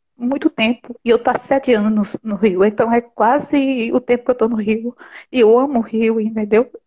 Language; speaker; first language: Portuguese; native; Portuguese